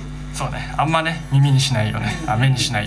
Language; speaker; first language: Japanese; native; Japanese